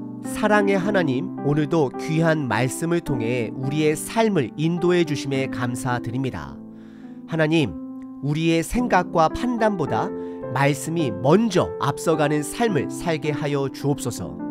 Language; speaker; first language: Korean; native; Korean